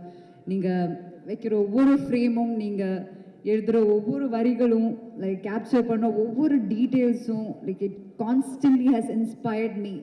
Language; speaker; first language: Tamil; non-native, local second language; Malayalam